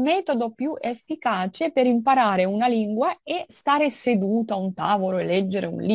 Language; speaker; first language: Italian; non-native, fluent; Russian